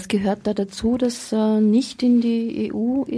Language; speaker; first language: German; native; German